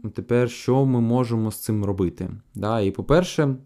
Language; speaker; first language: Ukrainian; non-native, local second language; Russian